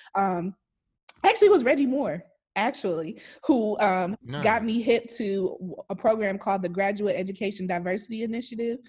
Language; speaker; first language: English; native; English